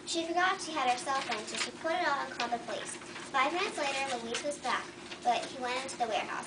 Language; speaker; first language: English; native; English